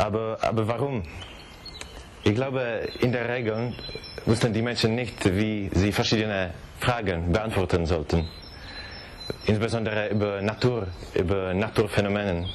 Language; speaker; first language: German; non-native, fluent; Czech